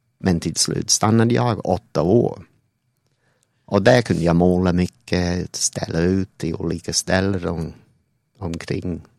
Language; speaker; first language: Swedish; non-native, fluent; English